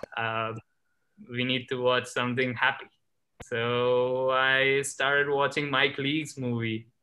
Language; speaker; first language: English; non-native, local second language; Gujarati